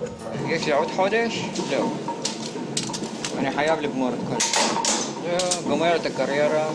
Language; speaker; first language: Hebrew; non-native, fluent; Arabic